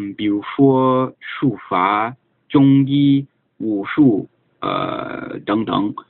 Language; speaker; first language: Chinese; non-native, learner; English